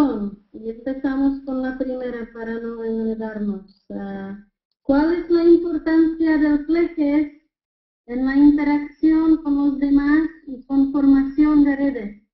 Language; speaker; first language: Spanish; non-native, fluent; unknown